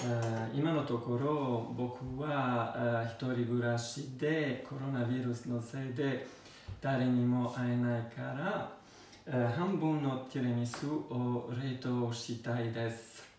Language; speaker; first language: Japanese; non-native, learner; Italian